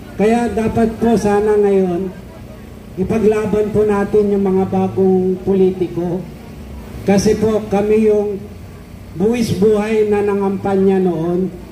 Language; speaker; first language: Filipino; non-native, local second language; Iloko